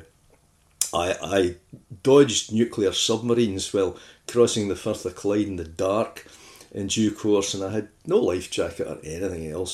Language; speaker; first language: English; native; English